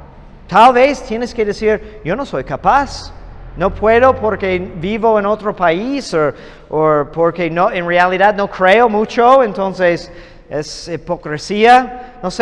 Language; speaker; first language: Spanish; non-native, fluent; English